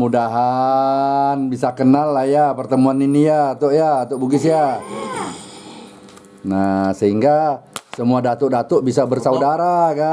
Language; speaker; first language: Indonesian; native; Indonesian